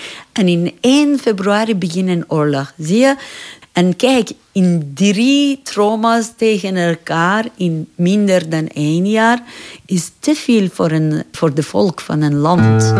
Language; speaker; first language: Dutch; non-native, fluent; Persian